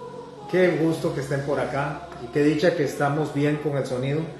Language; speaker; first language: Spanish; native; Spanish